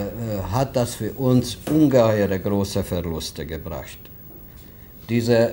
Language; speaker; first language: German; non-native, fluent; Hungarian